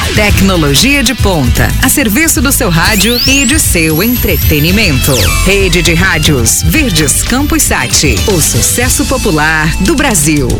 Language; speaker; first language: Portuguese; native; Portuguese